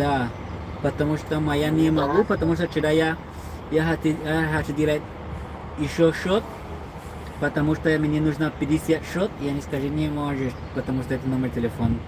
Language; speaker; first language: Russian; non-native, learner; English